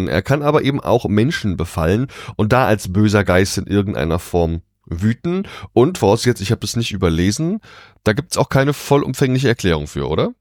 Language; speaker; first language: German; native; German